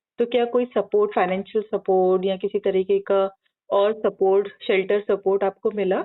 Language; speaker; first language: Hindi; native; Hindi